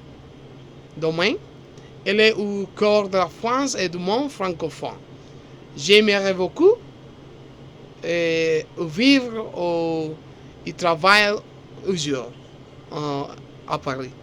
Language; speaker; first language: French; non-native, learner; Spanish